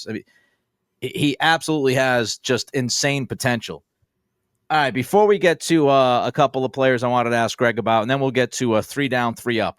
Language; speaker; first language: English; native; English